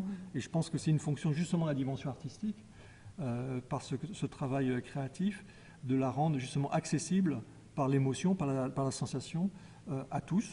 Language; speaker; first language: French; native; French